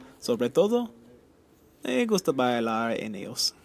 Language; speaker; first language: Spanish; early bilingual, heritage; Spanish